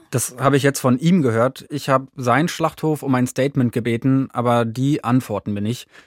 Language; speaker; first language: German; native; German